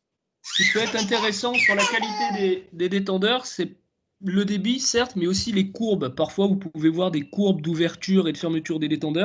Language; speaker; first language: French; native; French